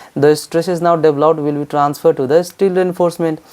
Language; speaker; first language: English; non-native, local second language; Nepali